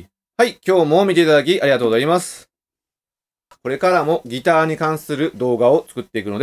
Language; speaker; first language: Japanese; native; Japanese